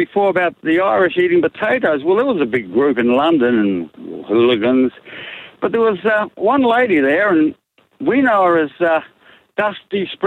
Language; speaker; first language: English; native; English